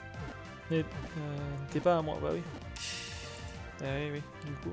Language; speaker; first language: French; native; French